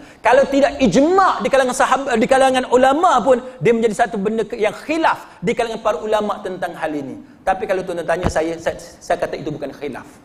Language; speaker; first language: Malay; native; Malay